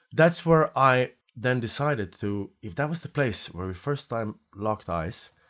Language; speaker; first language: English; non-native, fluent; Slovenian